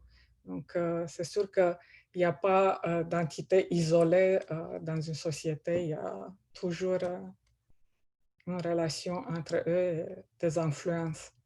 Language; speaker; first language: French; non-native, fluent; Romanian